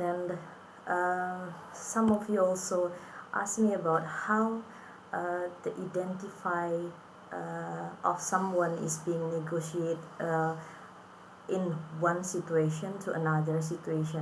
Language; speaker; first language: English; non-native, fluent; Indonesian